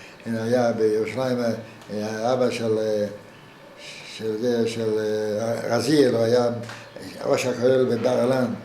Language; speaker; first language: Hebrew; non-native, fluent; Yiddish